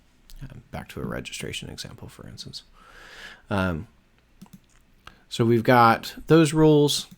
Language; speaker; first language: English; native; English